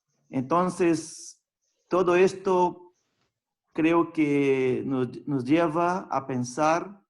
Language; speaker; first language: Spanish; non-native, fluent; Portuguese